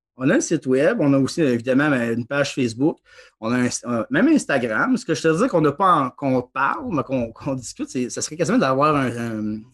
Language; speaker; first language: French; native; French